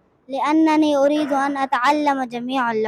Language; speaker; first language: Arabic; non-native, learner; Urdu